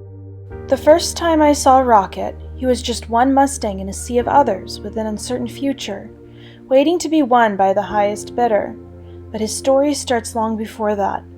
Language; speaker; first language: English; native; English